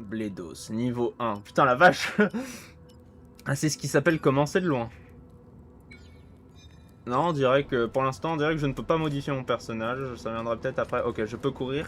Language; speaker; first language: French; native; French